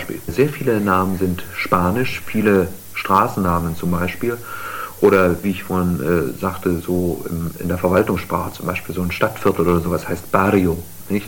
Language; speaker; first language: German; native; German